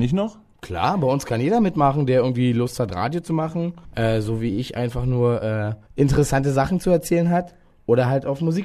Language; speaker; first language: German; native; German